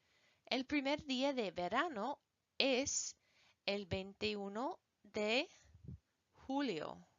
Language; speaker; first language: Spanish; non-native, fluent; English